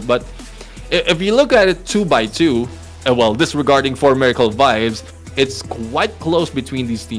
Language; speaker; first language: English; non-native, local second language; Filipino